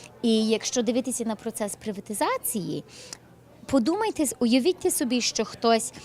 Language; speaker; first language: Ukrainian; early bilingual, heritage; English